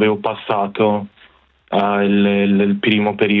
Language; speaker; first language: Italian; non-native, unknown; Persian